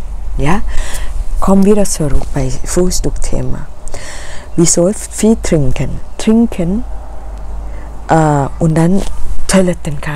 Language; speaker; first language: German; non-native, learner; Thai